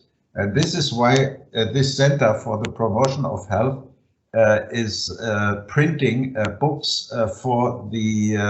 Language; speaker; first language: English; non-native, fluent; German